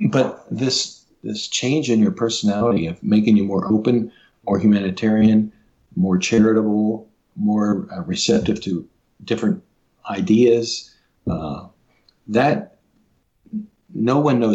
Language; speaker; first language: English; native; English